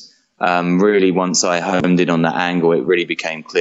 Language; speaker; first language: English; native; English